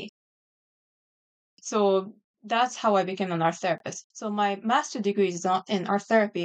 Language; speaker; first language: English; non-native, fluent; Japanese